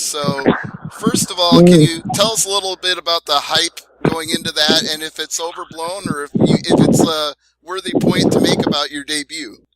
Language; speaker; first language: English; native; English